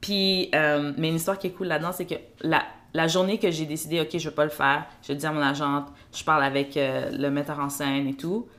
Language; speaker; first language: French; early bilingual, other home language; Kinyarwanda